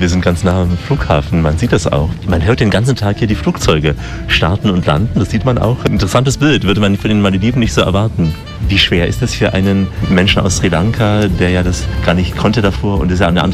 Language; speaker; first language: German; native; German